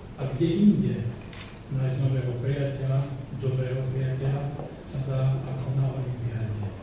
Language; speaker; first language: Slovak; native; Slovak